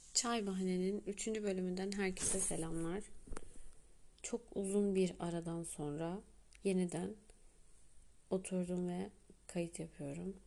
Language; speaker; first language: Turkish; native; Turkish